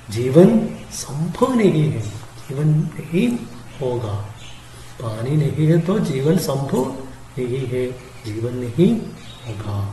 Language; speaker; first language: Hindi; non-native, local second language; Malayalam